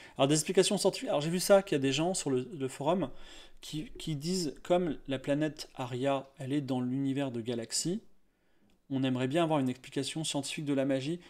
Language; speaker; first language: French; native; French